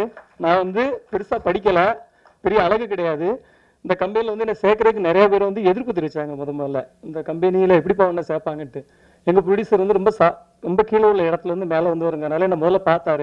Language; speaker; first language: Tamil; native; Tamil